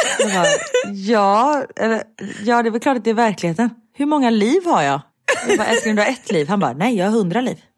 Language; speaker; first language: Swedish; native; Swedish